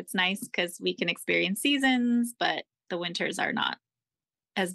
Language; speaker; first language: English; native; English